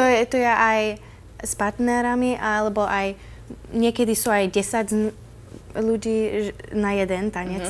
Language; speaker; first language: Slovak; early bilingual, heritage; Slovak